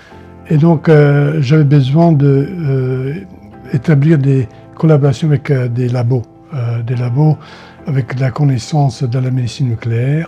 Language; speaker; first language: French; non-native, fluent; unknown